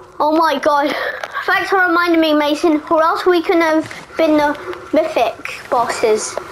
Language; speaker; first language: English; native; English